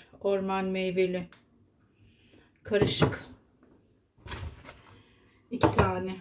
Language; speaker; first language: Turkish; native; Turkish